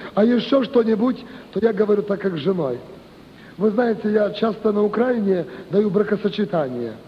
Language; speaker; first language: Russian; non-native, local second language; Ukrainian